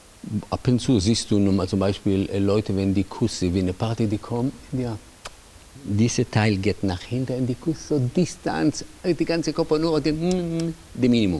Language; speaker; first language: German; non-native, fluent; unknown